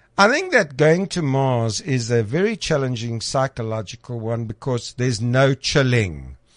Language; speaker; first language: English; native; English